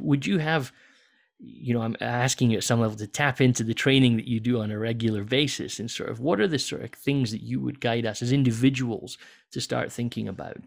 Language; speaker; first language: English; native; English